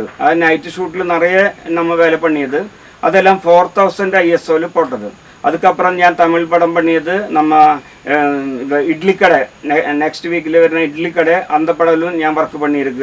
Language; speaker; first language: Tamil; non-native, learner; Malayalam